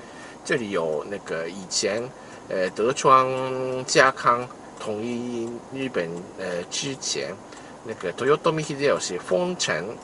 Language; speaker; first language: Chinese; non-native, fluent; Japanese